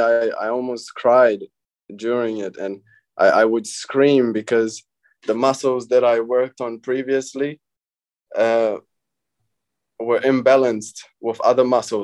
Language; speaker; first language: English; early bilingual, other home language; Romanian